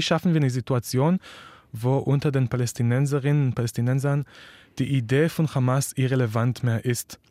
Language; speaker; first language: German; non-native, fluent; Hebrew